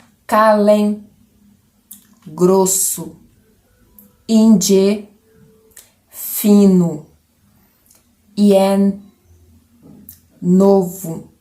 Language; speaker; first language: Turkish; non-native, learner; Portuguese